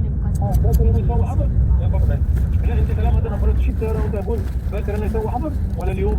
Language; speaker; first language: Arabic; non-native, learner; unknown